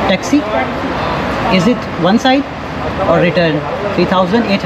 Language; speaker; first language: English; non-native, learner; Urdu